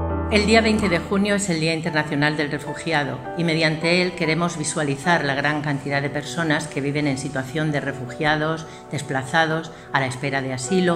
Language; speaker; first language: Spanish; native; Spanish